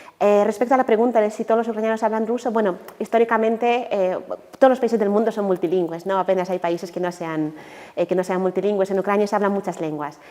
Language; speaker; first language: Spanish; non-native, fluent; Ukrainian